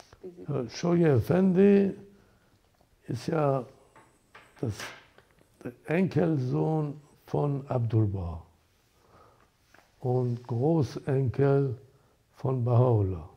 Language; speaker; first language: German; non-native, fluent; Persian